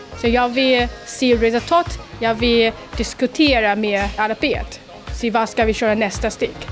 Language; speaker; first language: Swedish; non-native, fluent; Chinese